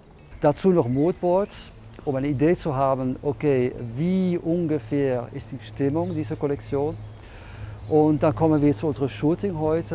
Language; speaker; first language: German; non-native, fluent; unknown